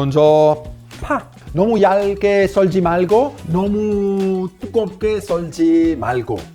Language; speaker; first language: Korean; non-native, fluent; Italian